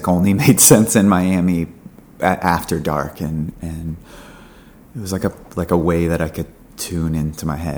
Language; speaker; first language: English; native; English